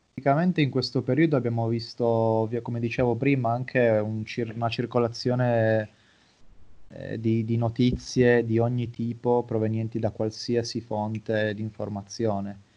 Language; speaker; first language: Italian; native; Italian